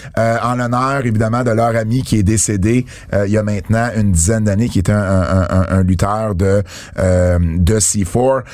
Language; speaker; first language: French; native; French